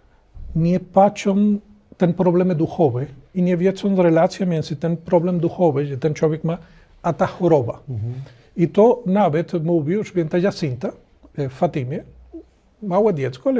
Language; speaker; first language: Polish; non-native, learner; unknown